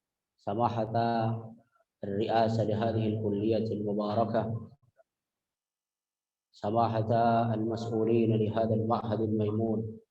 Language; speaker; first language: Arabic; non-native, fluent; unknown